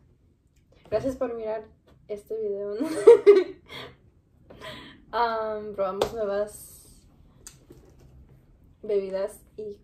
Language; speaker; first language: Spanish; early bilingual, heritage; English